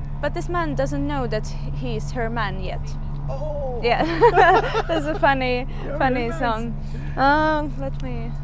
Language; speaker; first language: English; non-native, fluent; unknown